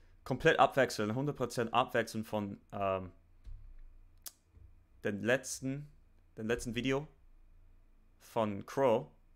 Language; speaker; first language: German; non-native, learner; English